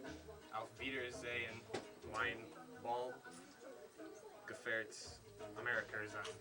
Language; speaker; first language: German; non-native, learner; English